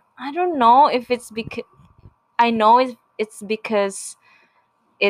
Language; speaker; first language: English; non-native, local second language; Filipino